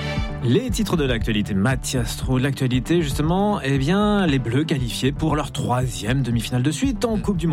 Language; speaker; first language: French; native; French